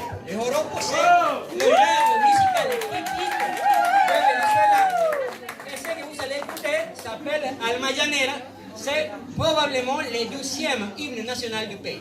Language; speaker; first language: French; non-native, fluent; Spanish